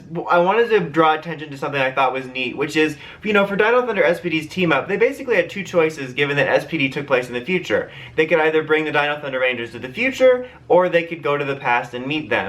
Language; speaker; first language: English; native; English